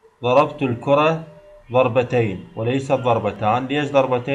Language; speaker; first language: Arabic; native; Arabic